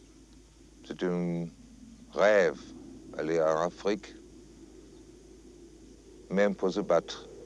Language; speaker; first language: French; non-native, fluent; German